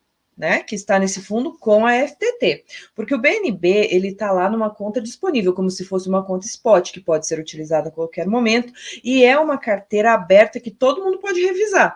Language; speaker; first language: Portuguese; native; Portuguese